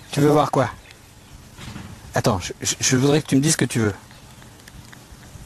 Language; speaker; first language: French; native; French